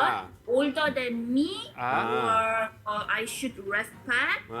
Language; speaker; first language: English; non-native, learner; Korean